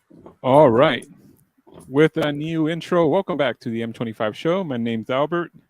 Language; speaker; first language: English; native; English